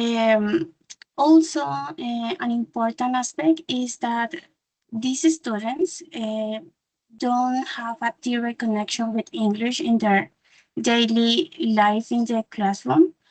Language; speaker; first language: English; non-native, learner; Spanish